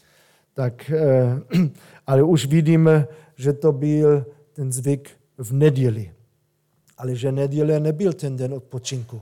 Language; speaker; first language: Czech; non-native, fluent; German